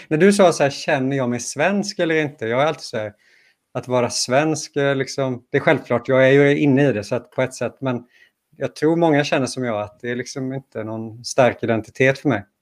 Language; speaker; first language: Swedish; native; Swedish